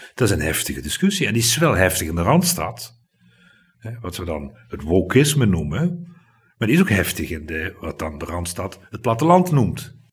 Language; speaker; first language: Dutch; native; Dutch